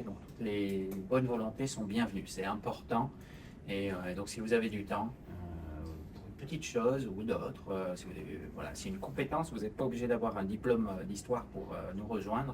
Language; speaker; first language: French; native; French